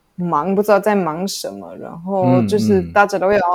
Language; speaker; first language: Chinese; non-native, fluent; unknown